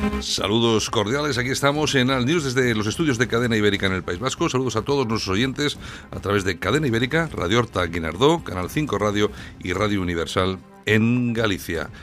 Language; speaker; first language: Spanish; native; Spanish